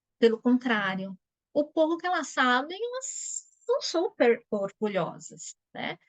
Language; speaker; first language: Portuguese; native; Portuguese